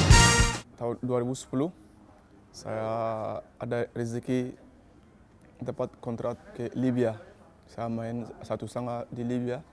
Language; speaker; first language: Indonesian; non-native, learner; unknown